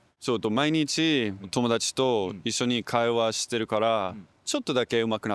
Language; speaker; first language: Japanese; non-native, learner; English